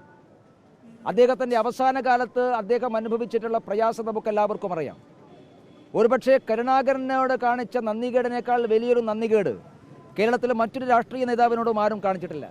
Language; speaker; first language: Malayalam; native; Malayalam